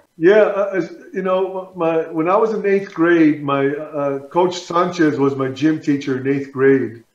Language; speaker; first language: English; native; English